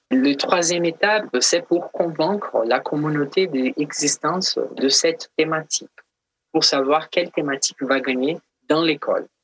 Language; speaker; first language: French; non-native, fluent; Portuguese